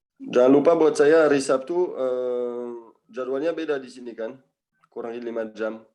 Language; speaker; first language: Indonesian; non-native, fluent; French